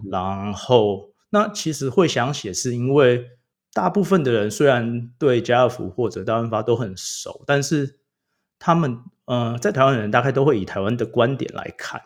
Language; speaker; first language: Chinese; native; Chinese